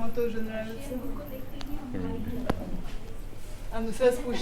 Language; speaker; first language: Russian; native; Russian